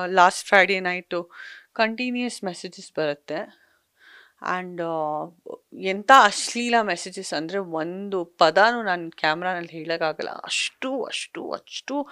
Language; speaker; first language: Kannada; non-native, local second language; Sindhi